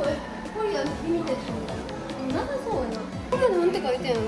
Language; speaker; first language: Japanese; native; Japanese